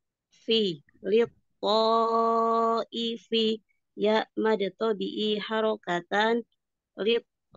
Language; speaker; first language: Arabic; non-native, learner; Indonesian